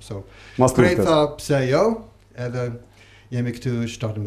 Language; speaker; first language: Albanian; non-native, learner; English